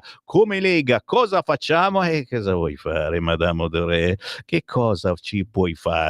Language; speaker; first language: Italian; native; Italian